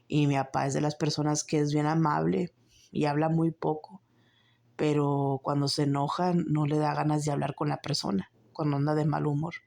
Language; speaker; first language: Spanish; early bilingual, heritage; Spanish